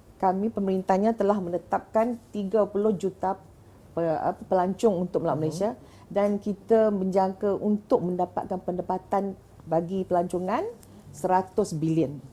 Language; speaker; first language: Malay; native; Malay